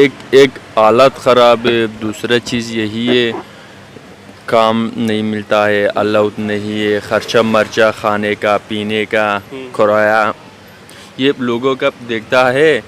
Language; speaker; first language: Hindi; non-native, learner; Persian